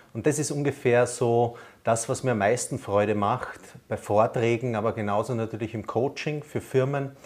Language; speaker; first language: German; native; German